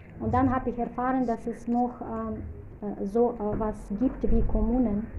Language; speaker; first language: German; non-native, fluent; Russian